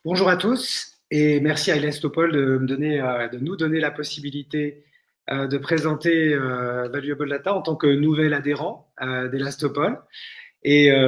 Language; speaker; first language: French; native; French